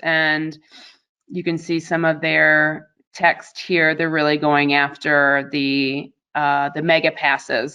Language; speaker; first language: English; native; English